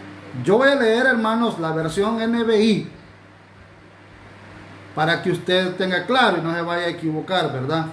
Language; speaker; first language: Spanish; native; Spanish